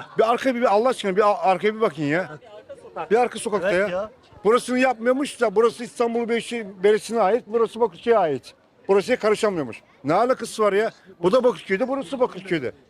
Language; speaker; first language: Turkish; native; Turkish